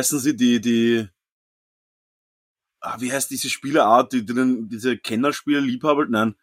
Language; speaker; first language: German; native; German